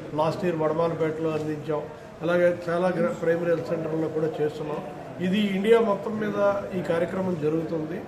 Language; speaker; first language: Telugu; native; Telugu